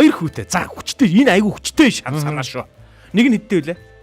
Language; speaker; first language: Mongolian; native; Mongolian